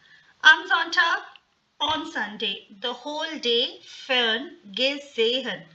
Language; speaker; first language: German; non-native, fluent; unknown